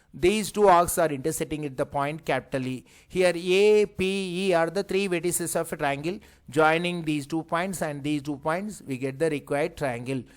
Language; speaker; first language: English; non-native, local second language; Telugu